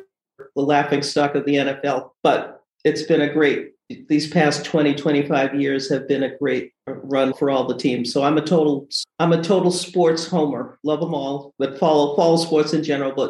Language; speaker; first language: English; native; English